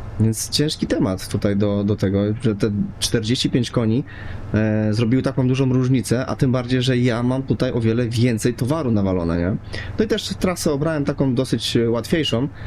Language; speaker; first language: Polish; native; Polish